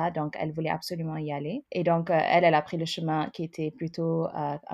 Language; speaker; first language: French; non-native, fluent; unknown